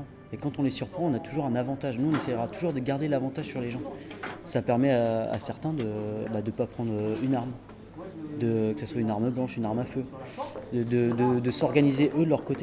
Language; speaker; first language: French; native; French